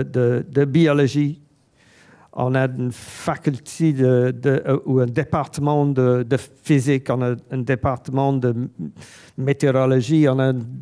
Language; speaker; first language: French; non-native, fluent; English